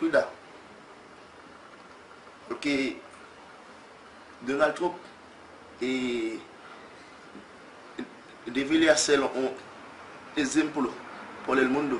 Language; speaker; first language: Spanish; non-native, learner; Haitian Creole